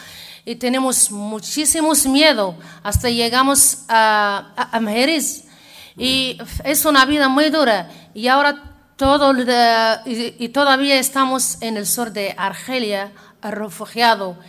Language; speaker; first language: Spanish; non-native, learner; Arabic